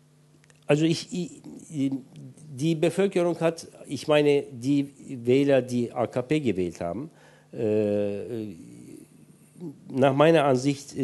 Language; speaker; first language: German; non-native, fluent; Turkish